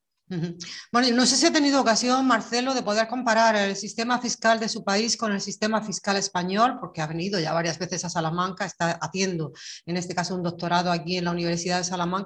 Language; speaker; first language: Spanish; native; Spanish